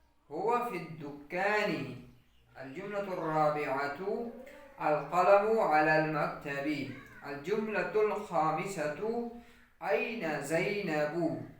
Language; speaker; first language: Arabic; non-native, fluent; Urdu